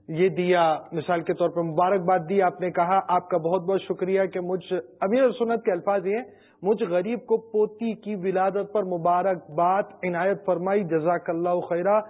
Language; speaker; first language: Urdu; native; Urdu